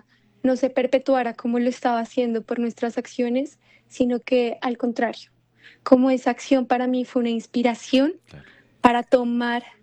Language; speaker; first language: Spanish; native; Spanish